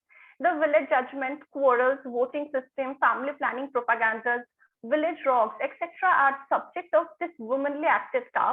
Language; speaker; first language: English; non-native, local second language; Bangla